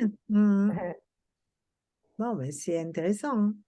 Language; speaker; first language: French; native; French